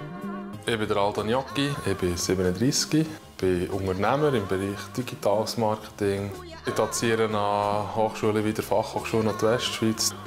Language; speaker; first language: German; native; German